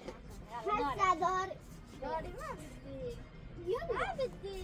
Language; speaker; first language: Arabic; native; Arabic